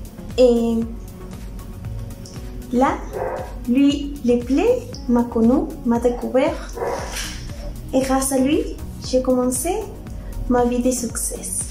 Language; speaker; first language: French; non-native, fluent; Spanish